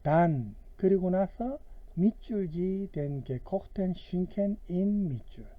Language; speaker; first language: German; non-native, fluent; Korean